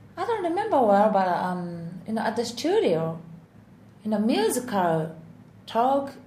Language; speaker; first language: English; non-native, learner; Japanese